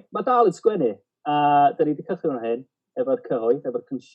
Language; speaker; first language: Welsh; native; Welsh